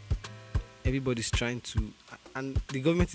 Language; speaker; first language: English; non-native, local second language; Yoruba